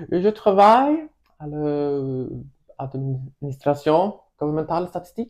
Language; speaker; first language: French; non-native, learner; Swedish